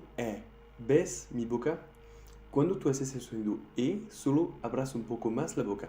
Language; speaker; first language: Spanish; non-native, fluent; French